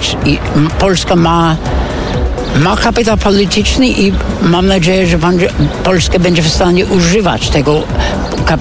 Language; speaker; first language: Polish; non-native, fluent; English